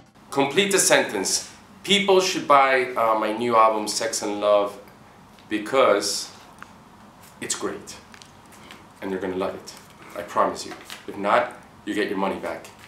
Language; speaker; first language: English; early bilingual, other home language; Spanish